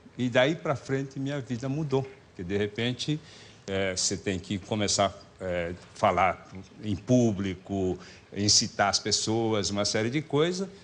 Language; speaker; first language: Portuguese; early bilingual, other home language; Japanese